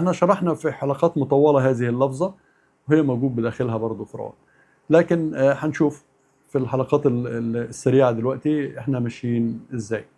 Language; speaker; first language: Arabic; native; Arabic